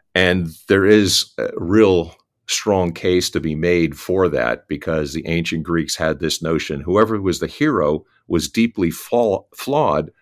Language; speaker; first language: English; native; English